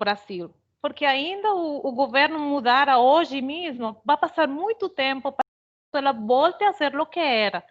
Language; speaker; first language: Portuguese; non-native, fluent; Spanish